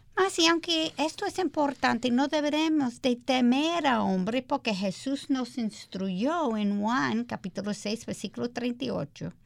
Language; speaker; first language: Spanish; early bilingual, heritage; English